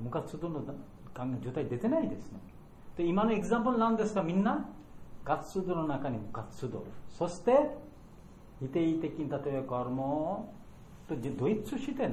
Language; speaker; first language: Japanese; non-native, learner; Bangla